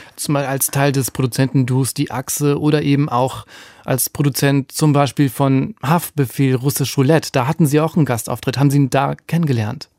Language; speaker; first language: German; native; German